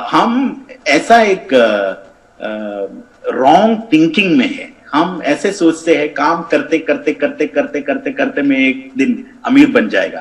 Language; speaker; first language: Hindi; non-native, fluent; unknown